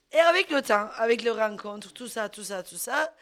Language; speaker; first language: French; non-native, fluent; Turkish